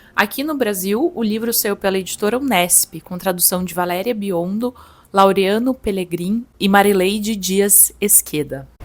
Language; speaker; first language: Portuguese; native; Portuguese